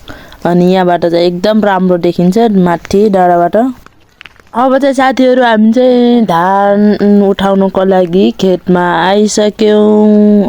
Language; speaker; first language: Nepali; non-native, local second language; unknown